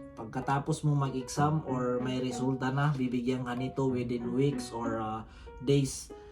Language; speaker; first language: Filipino; non-native, local second language; Cebuano